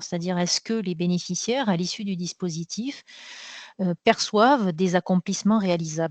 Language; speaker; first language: French; native; French